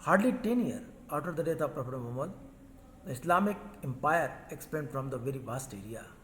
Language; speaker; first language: English; non-native, local second language; Hindi